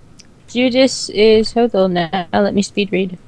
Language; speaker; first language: English; native; English